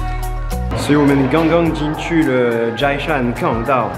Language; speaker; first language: Chinese; non-native, fluent; French